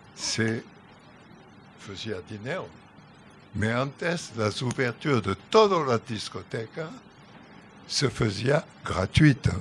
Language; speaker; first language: Spanish; non-native, learner; French